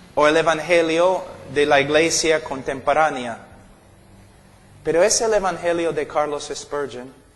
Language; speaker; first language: Spanish; non-native, fluent; English